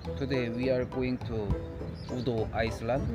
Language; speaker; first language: English; non-native, learner; Korean